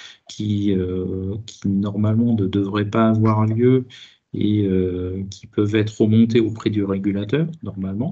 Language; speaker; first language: French; native; French